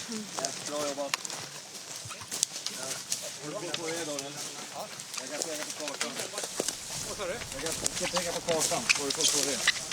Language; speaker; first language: Swedish; native; Swedish